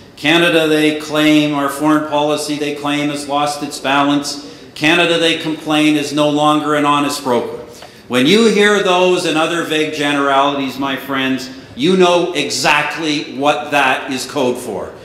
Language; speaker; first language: English; native; English